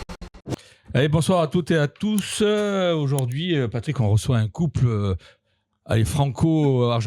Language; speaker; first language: French; native; French